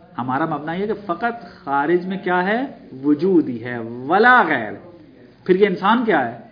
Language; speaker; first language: Urdu; non-native, local second language; Punjabi